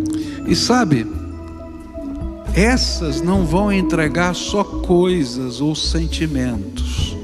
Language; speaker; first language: Portuguese; native; Portuguese